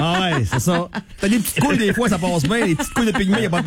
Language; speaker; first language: French; native; French